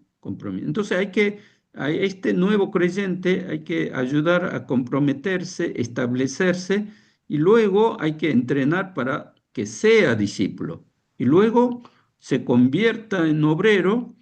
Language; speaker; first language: Spanish; non-native, fluent; Korean